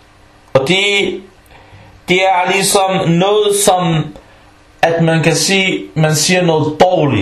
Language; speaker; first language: Danish; non-native, fluent; Arabic